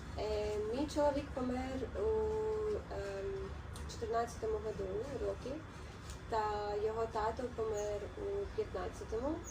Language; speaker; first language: Ukrainian; non-native, local second language; Russian